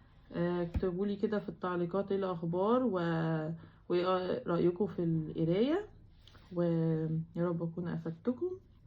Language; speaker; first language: Arabic; native; Arabic